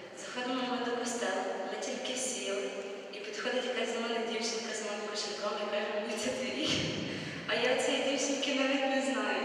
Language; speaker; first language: Ukrainian; native; Ukrainian